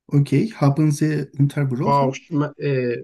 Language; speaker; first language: German; non-native, learner; Turkish